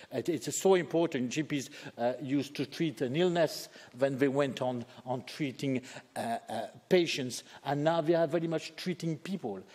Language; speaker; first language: English; native; English